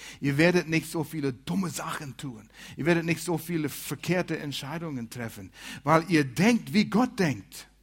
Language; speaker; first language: German; non-native, fluent; English